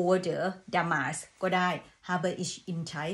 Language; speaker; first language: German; non-native, fluent; Thai